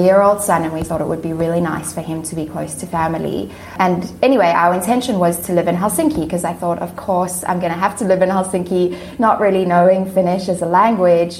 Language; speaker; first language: English; native; English